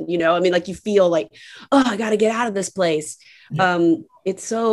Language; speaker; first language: English; native; English